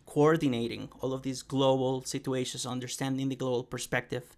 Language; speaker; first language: English; native; English